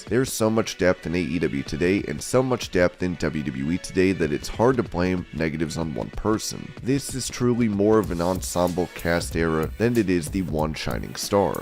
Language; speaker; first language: English; native; English